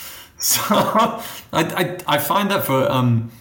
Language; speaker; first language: English; native; English